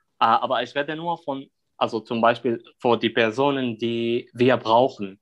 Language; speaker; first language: German; non-native, learner; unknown